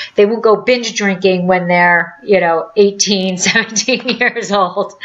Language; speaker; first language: English; native; English